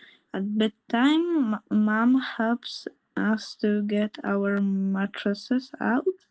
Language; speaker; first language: English; non-native, learner; Polish